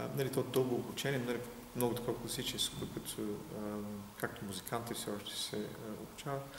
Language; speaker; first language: Bulgarian; non-native, local second language; Turkish